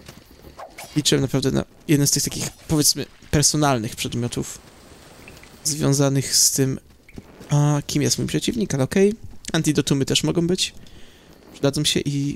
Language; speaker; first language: Polish; native; Polish